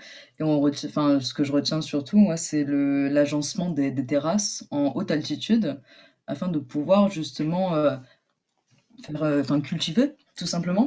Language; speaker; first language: French; native; French